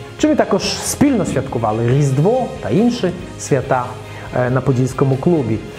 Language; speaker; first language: Ukrainian; non-native, fluent; Russian